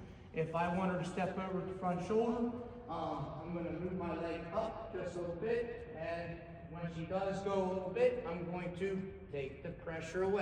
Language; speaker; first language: English; native; English